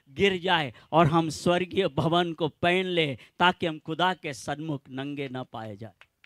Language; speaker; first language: Hindi; non-native, local second language; Gujarati